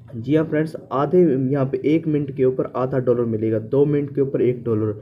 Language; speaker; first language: Urdu; native; Urdu